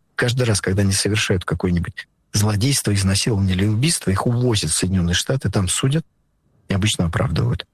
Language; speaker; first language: Russian; native; Russian